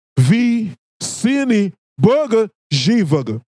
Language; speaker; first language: Russian; non-native, learner; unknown